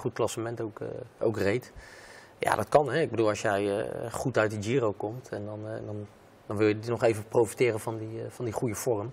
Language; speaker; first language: Dutch; native; Dutch